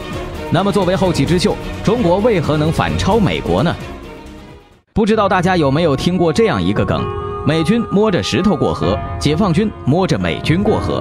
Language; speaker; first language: Chinese; native; Chinese